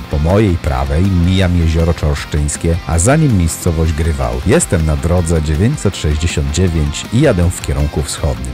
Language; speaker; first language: Polish; native; Polish